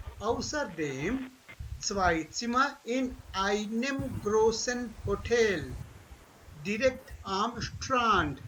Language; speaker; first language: German; non-native, fluent; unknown